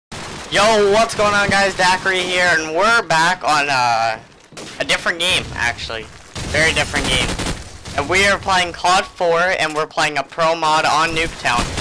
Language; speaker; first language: English; native; English